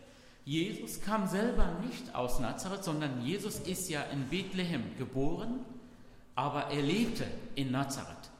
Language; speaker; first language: German; non-native, fluent; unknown